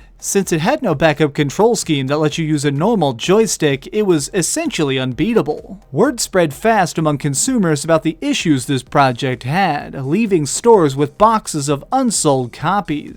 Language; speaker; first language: English; native; English